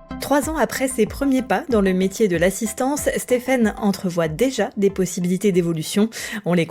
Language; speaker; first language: French; native; French